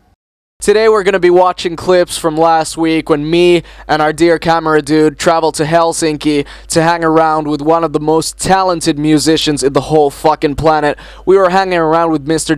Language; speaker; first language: English; non-native, fluent; Finnish